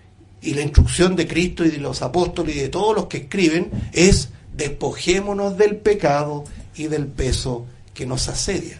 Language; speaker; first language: Spanish; native; Spanish